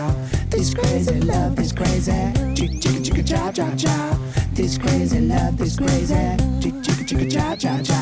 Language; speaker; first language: German; native; German